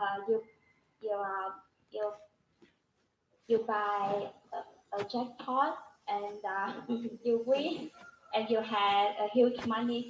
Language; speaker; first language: English; non-native, learner; Vietnamese